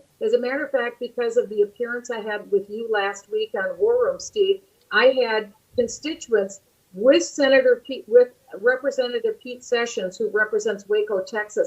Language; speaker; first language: English; native; English